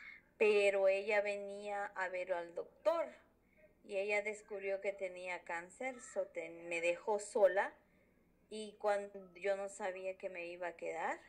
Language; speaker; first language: Spanish; early bilingual, heritage; Spanish